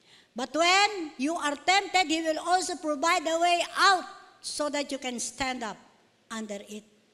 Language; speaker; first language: English; non-native, local second language; Filipino